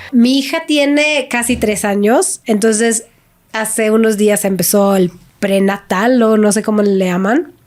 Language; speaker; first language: Spanish; non-native, fluent; Swedish